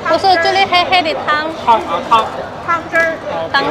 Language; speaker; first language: Chinese; non-native, fluent; Indonesian